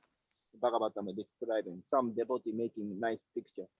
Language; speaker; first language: English; non-native, learner; Japanese